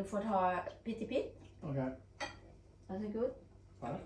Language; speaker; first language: Swedish; non-native, learner; Thai